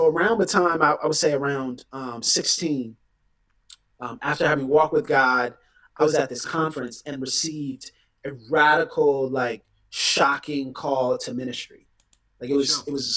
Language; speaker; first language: English; native; English